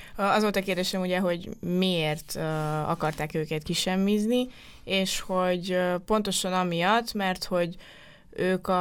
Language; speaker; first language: Hungarian; native; Hungarian